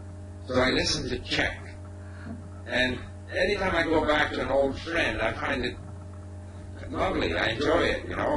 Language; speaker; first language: English; non-native, fluent; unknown